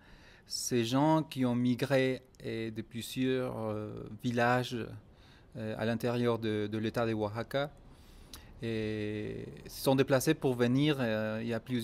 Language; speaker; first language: French; non-native, fluent; Spanish